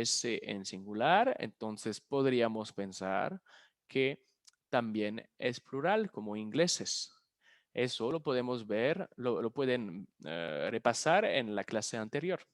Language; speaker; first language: Spanish; non-native, fluent; French